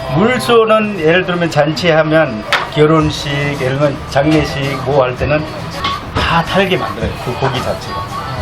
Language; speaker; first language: Korean; non-native, fluent; Nepali